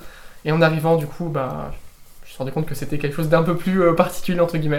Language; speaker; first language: French; native; French